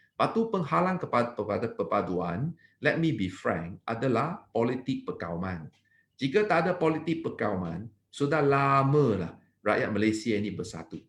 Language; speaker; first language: Malay; non-native, local second language; Chinese